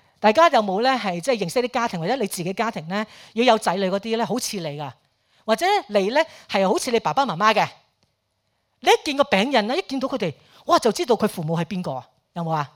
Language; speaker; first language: Chinese; non-native, local second language; Cantonese